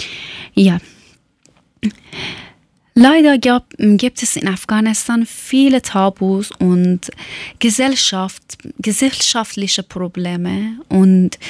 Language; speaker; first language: German; non-native, fluent; Persian